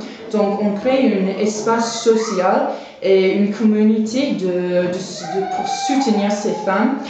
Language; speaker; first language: French; non-native, fluent; English